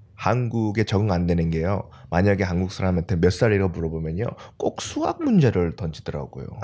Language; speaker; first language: Korean; early bilingual, heritage; Korean